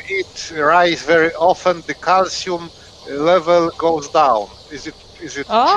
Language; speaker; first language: English; non-native, fluent; Polish